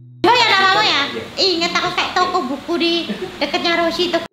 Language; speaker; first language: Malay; non-native, local second language; Javanese